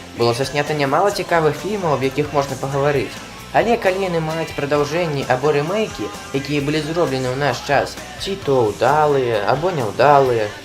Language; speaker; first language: Belarusian; non-native, local second language; Russian